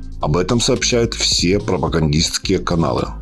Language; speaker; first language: Russian; non-native, local second language; Ukrainian